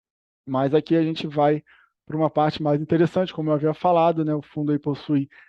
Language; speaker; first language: Portuguese; native; Portuguese